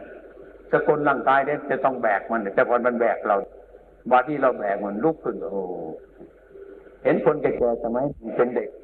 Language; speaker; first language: Thai; native; Thai